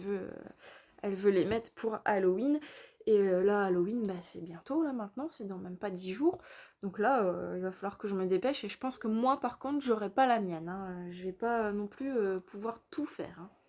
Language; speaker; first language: French; native; French